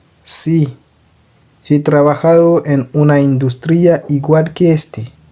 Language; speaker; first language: Spanish; non-native, fluent; Haitian Creole